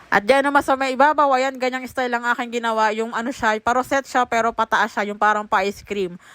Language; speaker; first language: Filipino; native; Filipino